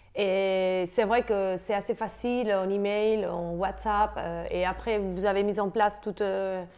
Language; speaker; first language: French; non-native, fluent; Spanish